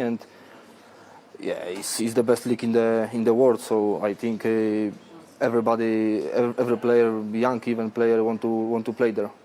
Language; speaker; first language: English; non-native, fluent; Polish